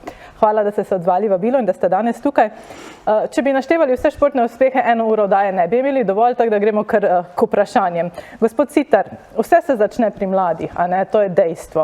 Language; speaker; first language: Slovenian; native; Slovenian